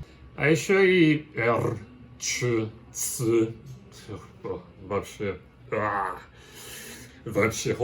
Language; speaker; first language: Russian; non-native, learner; Portuguese